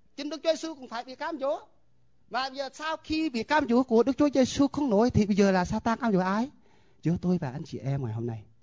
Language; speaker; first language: Vietnamese; non-native, local second language; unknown